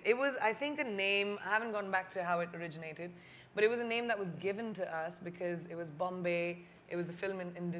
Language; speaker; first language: English; non-native, local second language; Hindi